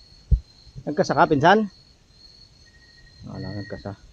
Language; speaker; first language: Filipino; native; Filipino